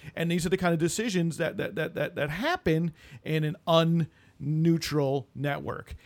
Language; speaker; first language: English; native; English